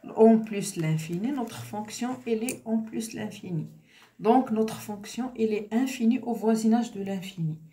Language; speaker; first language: French; non-native, local second language; Arabic